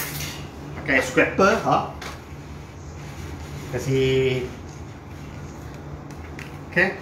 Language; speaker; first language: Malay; non-native, local second language; Chinese